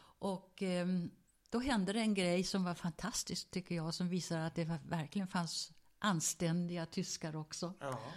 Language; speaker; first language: Swedish; early bilingual, other home language; German